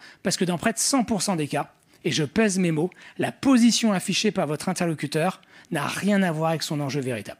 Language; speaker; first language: French; native; French